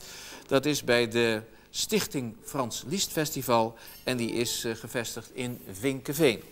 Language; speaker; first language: Dutch; native; Dutch